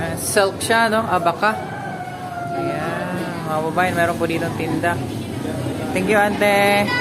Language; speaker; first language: Filipino; non-native, local second language; Hiligaynon